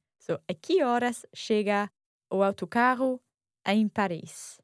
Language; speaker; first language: Portuguese; non-native, learner; English